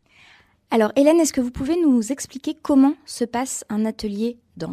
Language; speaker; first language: French; native; French